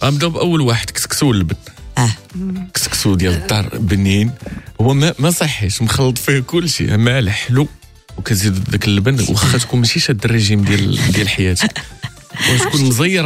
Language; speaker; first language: Arabic; native; Arabic